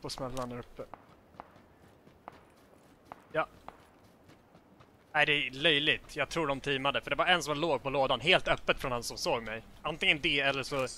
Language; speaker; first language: Swedish; native; Swedish